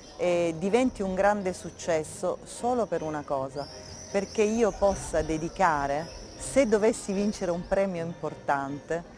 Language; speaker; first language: Italian; native; Italian